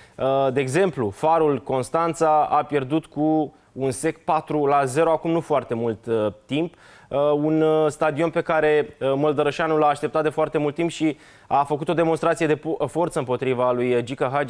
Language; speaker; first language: Romanian; native; Romanian